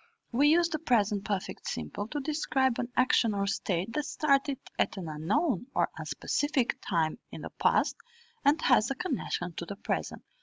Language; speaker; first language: English; non-native, fluent; Albanian